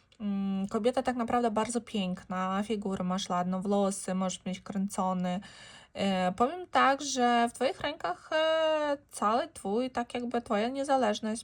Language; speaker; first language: Polish; non-native, fluent; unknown